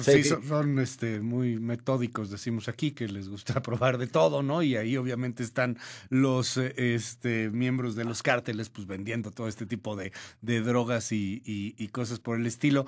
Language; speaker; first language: Spanish; native; Spanish